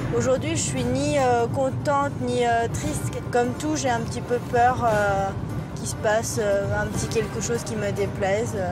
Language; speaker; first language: French; early bilingual, other home language; Korean